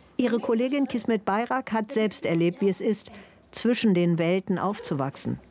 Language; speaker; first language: German; native; German